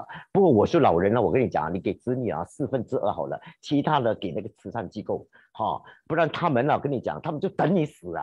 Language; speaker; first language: Chinese; native; Chinese